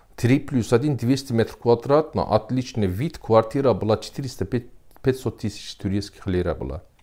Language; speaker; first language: Russian; non-native, learner; Turkish